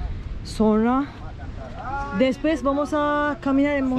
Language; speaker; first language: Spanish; non-native, learner; Turkish